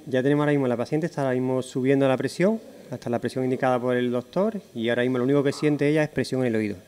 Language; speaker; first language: Spanish; native; Spanish